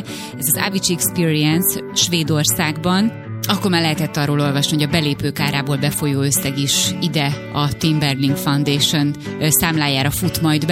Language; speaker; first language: Hungarian; native; Hungarian